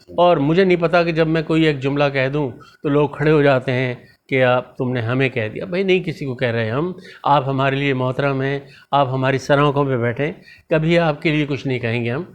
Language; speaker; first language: Urdu; native; Urdu